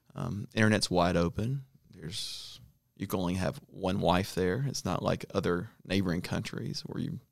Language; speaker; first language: English; native; English